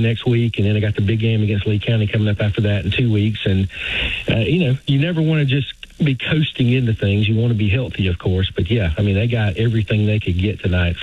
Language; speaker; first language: English; native; English